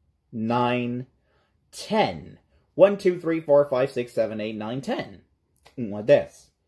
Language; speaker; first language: English; non-native, fluent; Portuguese